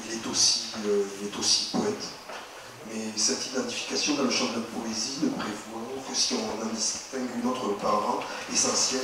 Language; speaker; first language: French; native; French